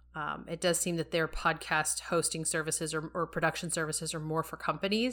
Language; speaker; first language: English; native; English